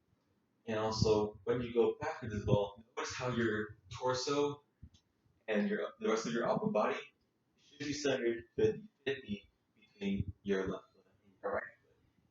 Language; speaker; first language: English; native; English